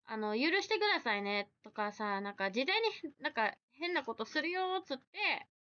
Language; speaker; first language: Japanese; native; Japanese